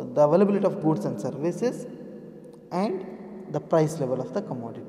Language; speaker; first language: English; non-native, local second language; Kannada